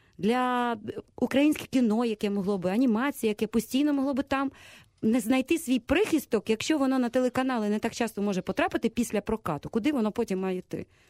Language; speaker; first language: Ukrainian; native; Ukrainian